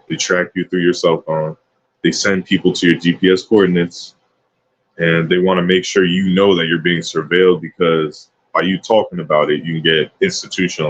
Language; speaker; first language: English; native; English